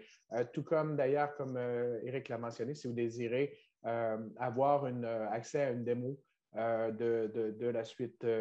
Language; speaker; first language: French; native; French